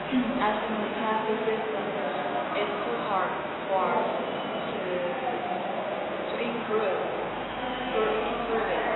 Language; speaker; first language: English; non-native, learner; Chinese